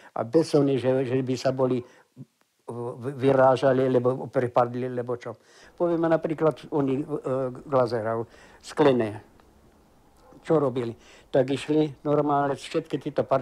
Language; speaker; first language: Slovak; non-native, local second language; German